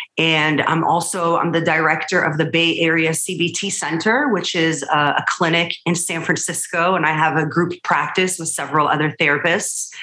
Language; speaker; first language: English; early bilingual, other home language; Hebrew